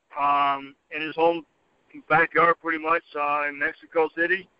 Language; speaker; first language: English; native; English